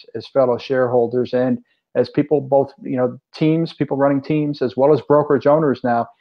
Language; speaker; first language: English; native; English